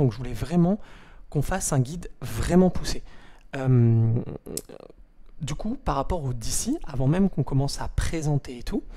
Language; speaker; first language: French; native; French